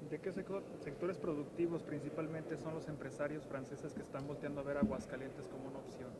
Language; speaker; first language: Spanish; native; Spanish